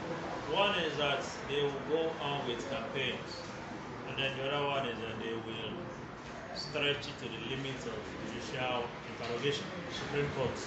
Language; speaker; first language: English; non-native, local second language; Igbo